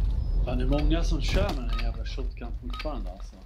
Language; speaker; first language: Swedish; native; Swedish